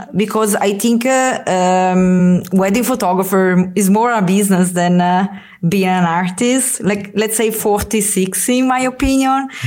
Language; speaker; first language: English; non-native, fluent; Italian